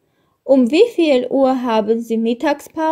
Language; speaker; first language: German; non-native, fluent; Armenian